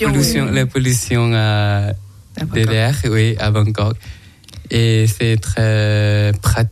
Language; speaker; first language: French; non-native, learner; Thai